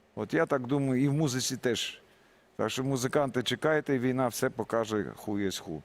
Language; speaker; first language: Ukrainian; native; Ukrainian